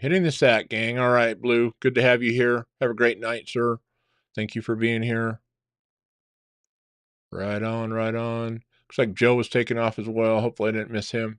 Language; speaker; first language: English; native; English